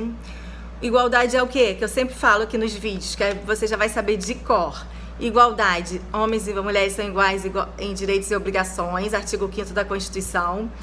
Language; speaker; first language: Portuguese; native; Portuguese